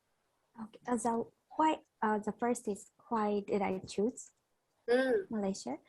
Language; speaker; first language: English; non-native, fluent; Japanese